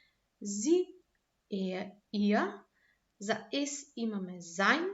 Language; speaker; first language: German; non-native, fluent; Macedonian